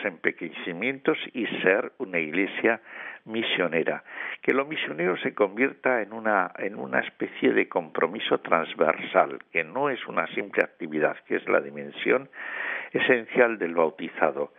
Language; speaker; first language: Spanish; native; Spanish